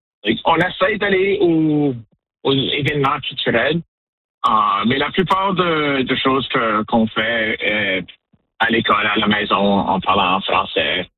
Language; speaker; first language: French; non-native, local second language; English